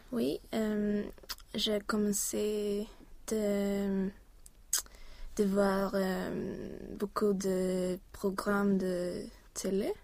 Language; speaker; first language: French; non-native, learner; Swedish